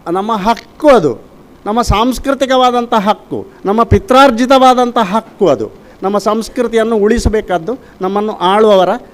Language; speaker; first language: Kannada; non-native, local second language; Tulu